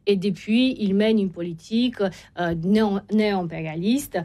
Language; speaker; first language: French; non-native, fluent; Romanian